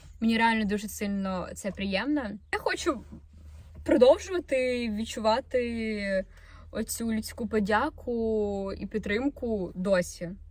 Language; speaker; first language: Ukrainian; non-native, local second language; Russian